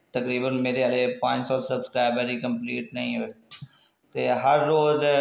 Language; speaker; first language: Urdu; non-native, local second language; Punjabi